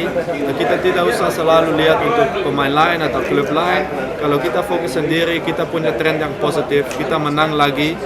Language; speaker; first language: Indonesian; non-native, fluent; Dutch